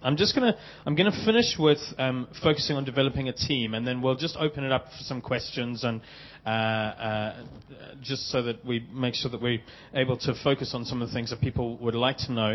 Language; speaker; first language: English; native; English